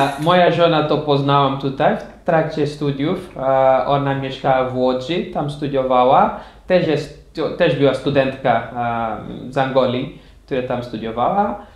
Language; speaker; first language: Polish; non-native, fluent; Portuguese